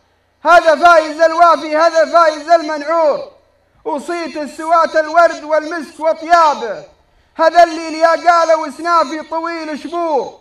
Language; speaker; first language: Arabic; native; Arabic